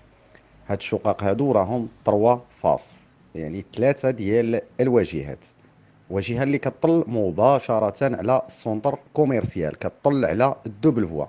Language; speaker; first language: Arabic; native; Arabic